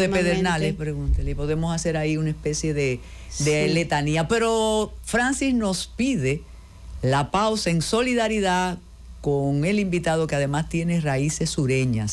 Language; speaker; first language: Spanish; native; Spanish